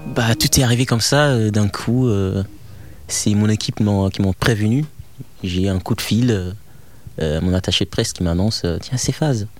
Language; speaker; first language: French; non-native, fluent; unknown